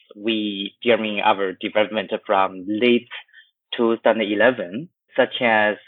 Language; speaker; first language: English; non-native, fluent; Chinese